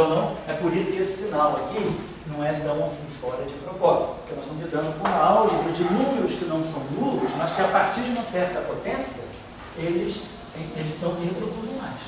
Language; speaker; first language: Portuguese; native; Portuguese